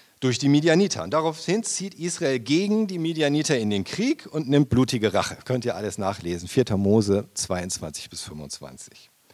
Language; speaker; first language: German; native; German